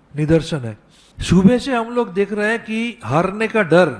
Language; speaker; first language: Hindi; non-native, local second language; Bangla